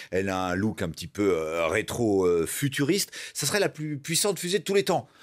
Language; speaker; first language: French; native; French